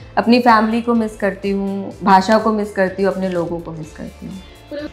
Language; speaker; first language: Hindi; native; Hindi